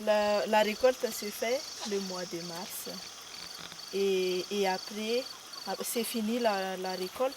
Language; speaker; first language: French; non-native, local second language; Malagasy